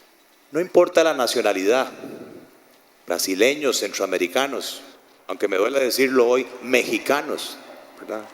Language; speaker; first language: Spanish; native; Spanish